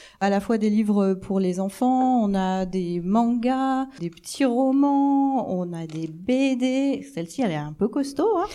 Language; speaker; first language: French; native; French